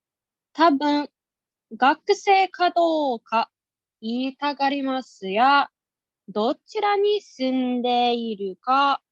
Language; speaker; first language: Japanese; non-native, learner; English